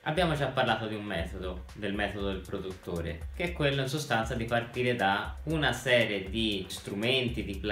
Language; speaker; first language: Italian; native; Italian